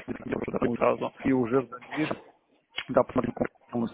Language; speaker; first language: Russian; native; Russian